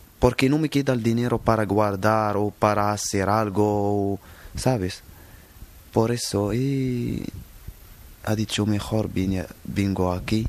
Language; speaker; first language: Spanish; non-native, learner; Arabic